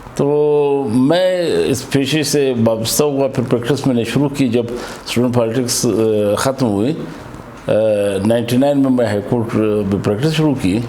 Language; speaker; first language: Urdu; non-native, local second language; Pashto